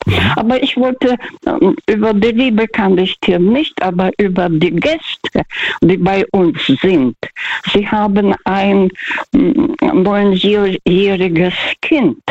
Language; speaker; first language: German; early bilingual, heritage; Russian